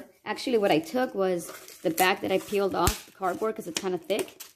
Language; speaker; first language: English; native; English